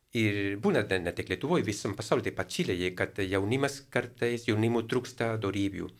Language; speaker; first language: Lithuanian; non-native, fluent; Spanish